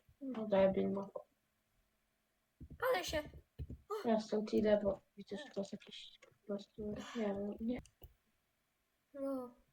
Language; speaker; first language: Polish; native; Polish